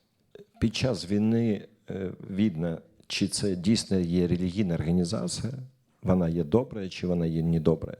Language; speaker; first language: Ukrainian; non-native, local second language; Russian